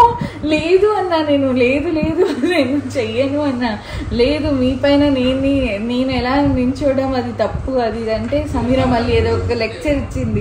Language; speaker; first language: Telugu; non-native, local second language; Urdu